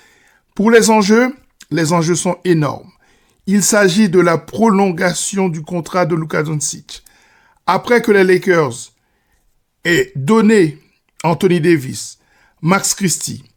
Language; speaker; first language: French; native; French